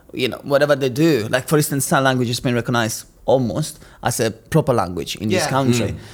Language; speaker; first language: English; non-native, fluent; Italian